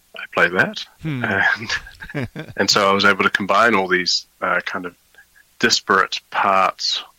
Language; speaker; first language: English; native; English